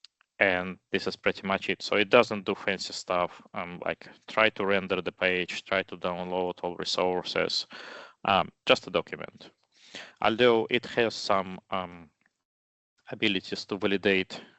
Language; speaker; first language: English; non-native, fluent; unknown